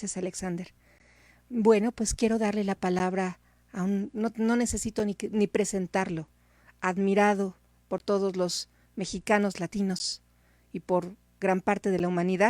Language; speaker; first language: Spanish; native; Spanish